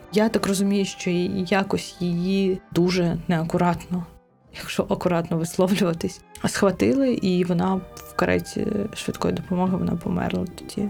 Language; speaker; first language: Ukrainian; non-native, local second language; Crimean Tatar